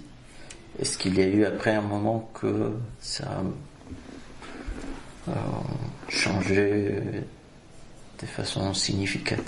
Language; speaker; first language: French; non-native, fluent; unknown